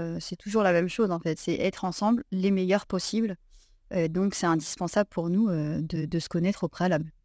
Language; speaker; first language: French; native; French